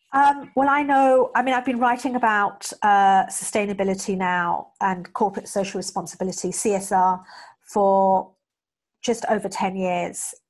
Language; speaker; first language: English; native; English